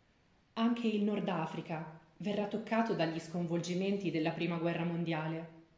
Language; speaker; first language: Italian; native; Italian